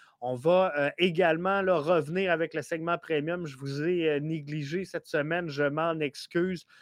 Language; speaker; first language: French; native; French